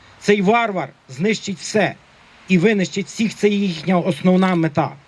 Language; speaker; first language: Ukrainian; native; Ukrainian